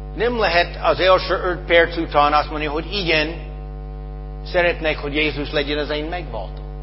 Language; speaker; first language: Hungarian; non-native, fluent; English